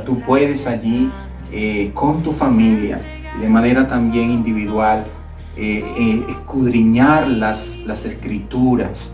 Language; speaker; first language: Spanish; native; Spanish